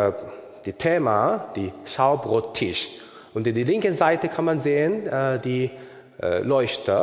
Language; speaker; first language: German; non-native, learner; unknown